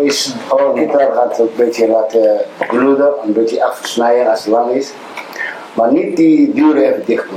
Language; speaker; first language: Dutch; non-native, learner; Somali